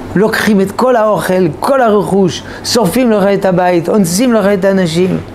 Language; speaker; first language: Hebrew; non-native, fluent; French